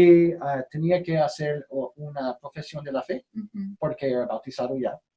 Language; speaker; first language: Spanish; non-native, learner; English